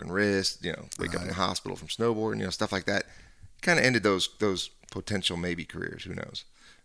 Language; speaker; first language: English; native; English